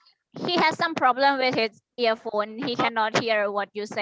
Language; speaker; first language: English; non-native, fluent; Thai